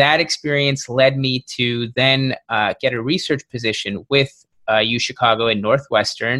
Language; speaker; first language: English; native; English